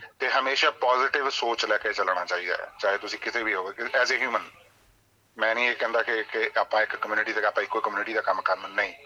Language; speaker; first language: Punjabi; native; Punjabi